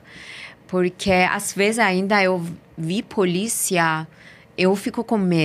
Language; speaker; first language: Portuguese; non-native, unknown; Persian